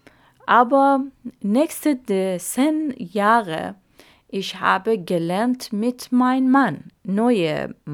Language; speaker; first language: German; non-native, learner; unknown